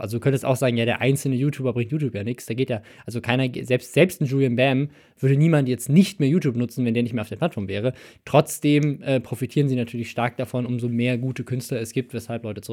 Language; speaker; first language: German; native; German